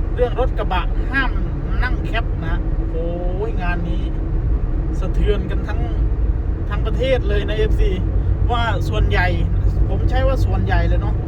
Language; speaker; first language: Thai; non-native, local second language; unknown